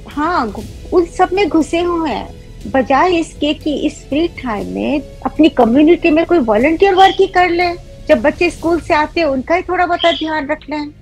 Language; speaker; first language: Hindi; native; Hindi